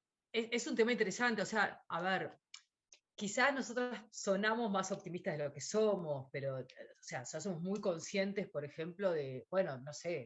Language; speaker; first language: Spanish; native; Spanish